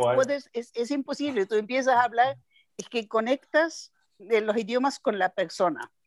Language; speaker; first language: Spanish; non-native, fluent; German